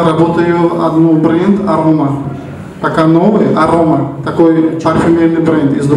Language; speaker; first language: Russian; non-native, local second language; Uzbek